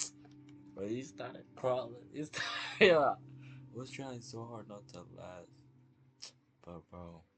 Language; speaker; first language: English; native; English